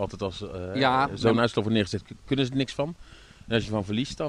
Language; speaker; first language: Dutch; native; Dutch